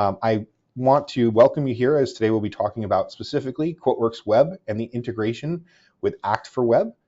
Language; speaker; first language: English; native; English